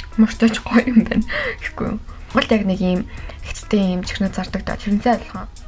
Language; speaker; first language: Mongolian; early bilingual, heritage; Mongolian